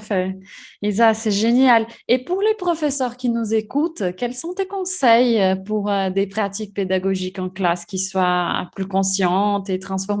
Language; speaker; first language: French; non-native, fluent; Portuguese